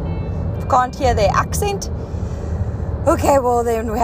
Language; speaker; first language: English; non-native, local second language; Afrikaans